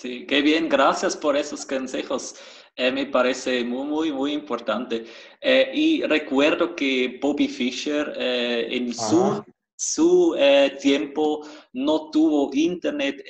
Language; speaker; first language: Spanish; non-native, fluent; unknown